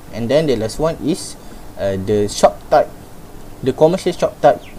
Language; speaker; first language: English; non-native, local second language; Malay